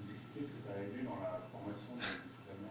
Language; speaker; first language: French; native; French